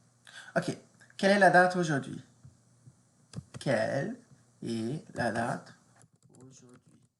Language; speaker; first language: French; non-native, fluent; English